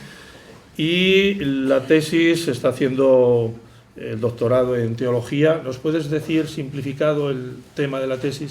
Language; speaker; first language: Spanish; native; Spanish